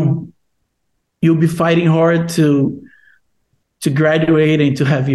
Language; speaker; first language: English; non-native, fluent; Portuguese